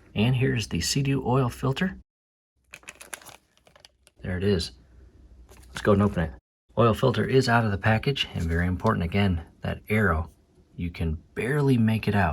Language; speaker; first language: English; native; English